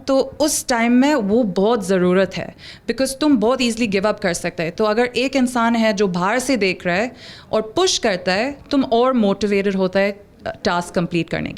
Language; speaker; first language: Hindi; non-native, local second language; English